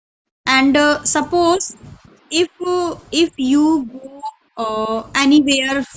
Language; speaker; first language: English; non-native, learner; Hindi